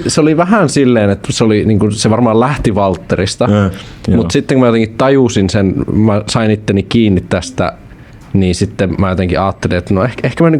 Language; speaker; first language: Finnish; native; Finnish